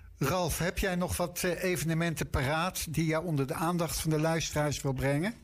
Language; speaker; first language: Dutch; native; Dutch